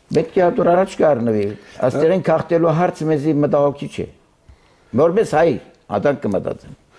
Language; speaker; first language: Armenian; early bilingual, heritage; Armenian